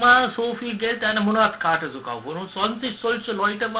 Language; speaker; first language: German; non-native, learner; Sinhala